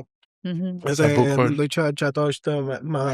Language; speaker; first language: Albanian; non-native, learner; Spanish